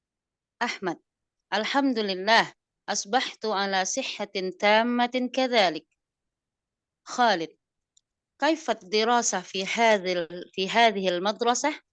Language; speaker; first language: Arabic; non-native, learner; Indonesian